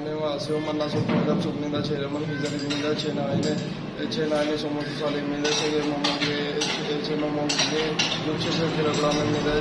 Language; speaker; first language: Korean; non-native, learner; Punjabi